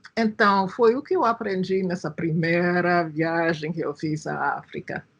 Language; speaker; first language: Portuguese; non-native, fluent; English